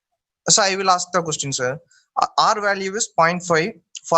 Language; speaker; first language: English; non-native, local second language; Tamil